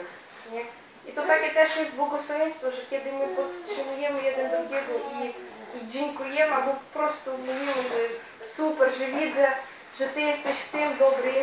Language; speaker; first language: Polish; non-native, fluent; Ukrainian